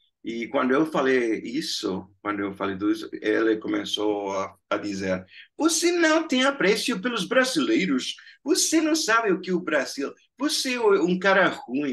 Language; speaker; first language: Portuguese; non-native, fluent; Spanish